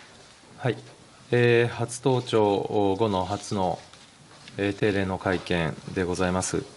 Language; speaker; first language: Japanese; native; Japanese